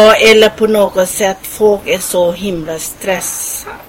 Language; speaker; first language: Swedish; non-native, fluent; Thai